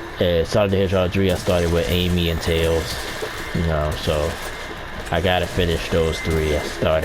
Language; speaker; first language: English; native; English